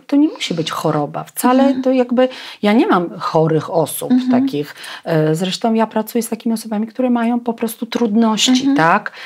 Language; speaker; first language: Polish; non-native, fluent; Russian